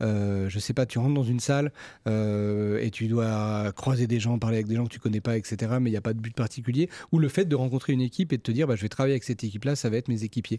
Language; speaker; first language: French; native; French